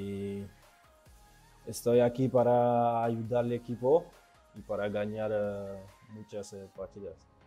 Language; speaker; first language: Spanish; non-native, learner; French